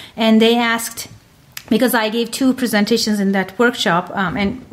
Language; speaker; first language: English; non-native, fluent; Turkish